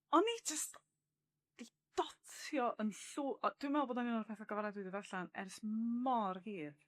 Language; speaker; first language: Welsh; native; Welsh